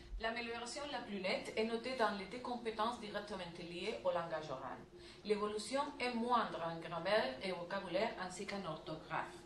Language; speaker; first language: French; non-native, learner; Spanish